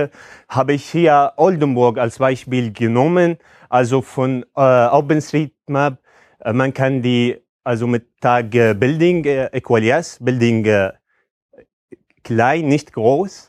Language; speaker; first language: German; non-native, fluent; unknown